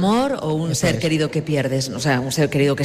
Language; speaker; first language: Spanish; native; Spanish